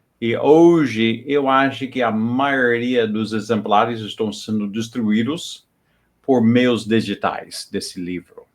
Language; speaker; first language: Portuguese; non-native, fluent; English